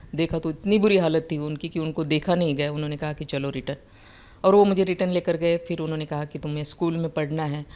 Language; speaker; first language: Hindi; non-native, local second language; Marathi